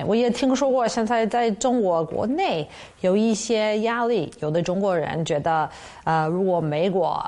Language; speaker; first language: Chinese; non-native, fluent; English